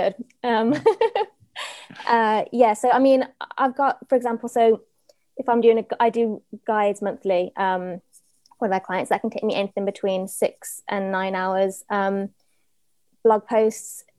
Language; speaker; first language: English; native; English